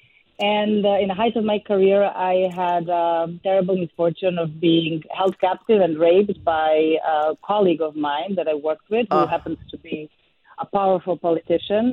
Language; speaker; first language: English; non-native, fluent; Serbian